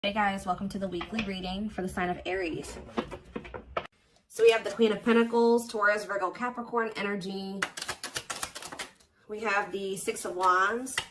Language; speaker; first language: English; native; English